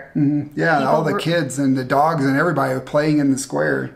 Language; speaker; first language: English; native; English